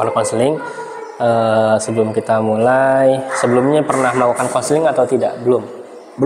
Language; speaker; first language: Indonesian; native; Indonesian